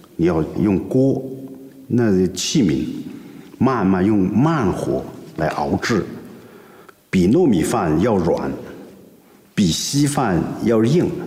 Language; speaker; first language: Chinese; non-native, local second language; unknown